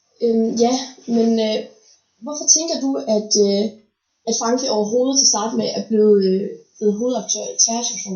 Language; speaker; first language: Danish; native; Danish